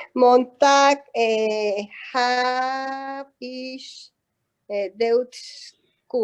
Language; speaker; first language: German; non-native, learner; Spanish